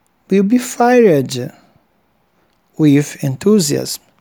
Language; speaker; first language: English; non-native, fluent; Portuguese